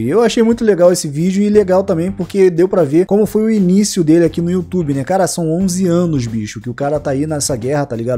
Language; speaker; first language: Portuguese; native; Portuguese